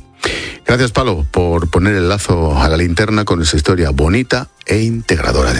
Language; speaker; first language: Spanish; native; Spanish